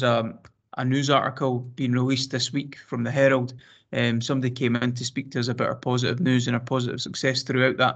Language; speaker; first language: English; native; English